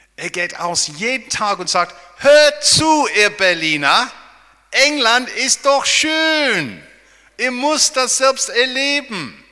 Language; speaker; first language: German; non-native, fluent; English